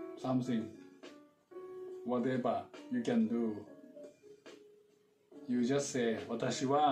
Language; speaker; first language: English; non-native, learner; Thai